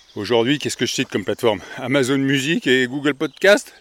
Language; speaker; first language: French; native; French